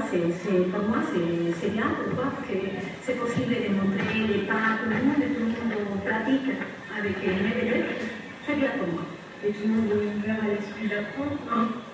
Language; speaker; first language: French; non-native, learner; Spanish